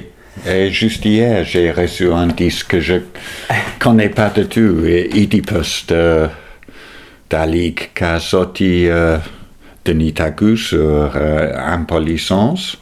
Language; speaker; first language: French; non-native, fluent; English